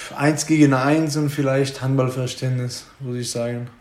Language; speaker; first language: German; non-native, fluent; Hebrew